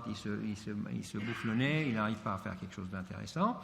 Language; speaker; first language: French; non-native, fluent; Turkish